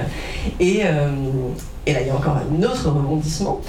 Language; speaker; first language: French; native; French